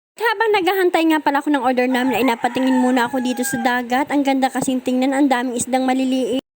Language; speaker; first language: Filipino; native; Filipino